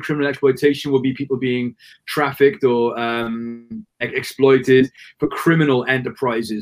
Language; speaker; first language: English; native; English